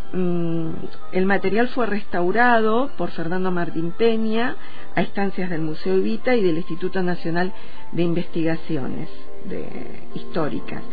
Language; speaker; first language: Spanish; native; Spanish